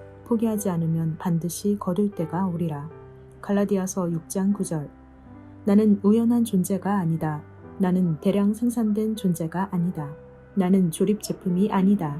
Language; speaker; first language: Korean; native; Korean